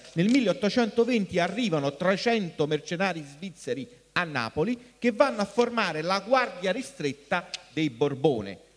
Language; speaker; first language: Italian; native; Italian